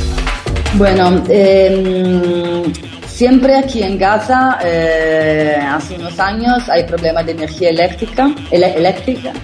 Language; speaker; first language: Spanish; non-native, fluent; Italian